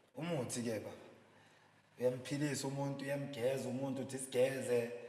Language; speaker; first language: Zulu; native; Zulu